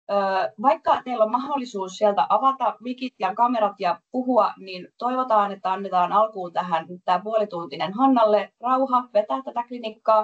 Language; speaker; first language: Finnish; native; Finnish